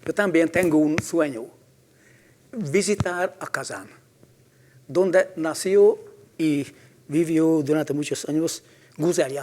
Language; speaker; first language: Spanish; non-native, fluent; Hungarian